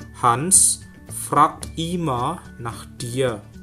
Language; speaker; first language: German; non-native, fluent; Indonesian